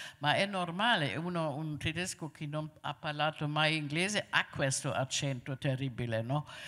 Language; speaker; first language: Italian; non-native, fluent; German